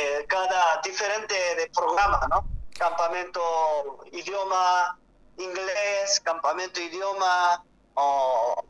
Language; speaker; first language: Spanish; non-native, learner; Korean